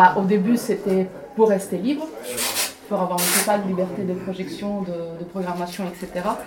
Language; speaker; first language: French; non-native, fluent; Italian